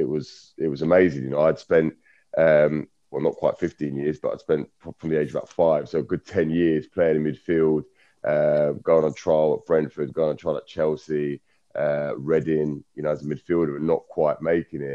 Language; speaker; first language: English; native; English